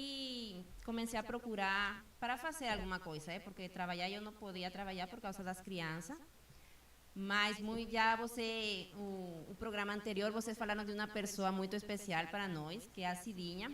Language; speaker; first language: Portuguese; non-native, fluent; Spanish